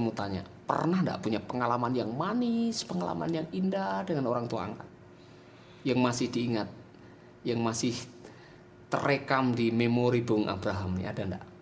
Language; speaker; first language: Indonesian; native; Indonesian